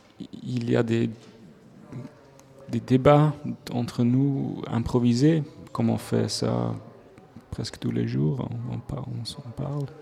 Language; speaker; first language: French; non-native, local second language; Swiss German